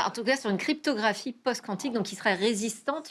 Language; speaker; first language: French; native; French